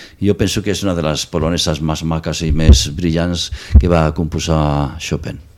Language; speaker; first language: Catalan; non-native, local second language; Spanish